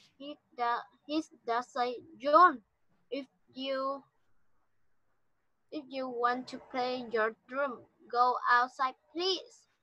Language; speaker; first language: English; non-native, learner; Vietnamese